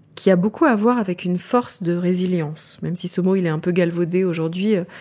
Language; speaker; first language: French; native; French